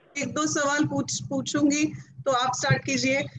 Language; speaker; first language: Hindi; non-native, local second language; Marathi